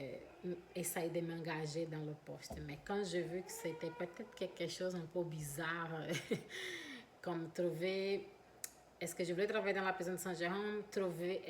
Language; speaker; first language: French; non-native, fluent; Portuguese